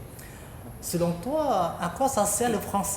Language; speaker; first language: French; non-native, fluent; Khmer